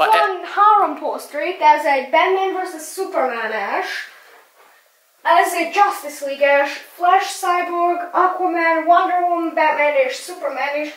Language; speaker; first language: Hungarian; early bilingual, heritage; English